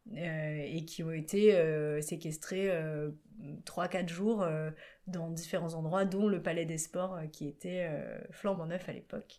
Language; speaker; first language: French; native; French